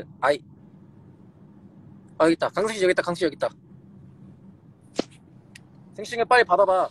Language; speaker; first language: Korean; native; Korean